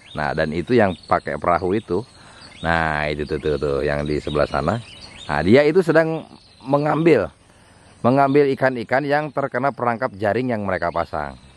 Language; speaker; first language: Indonesian; non-native, local second language; Sundanese